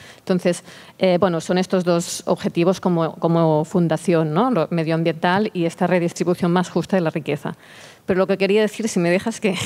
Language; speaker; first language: Spanish; non-native, local second language; Catalan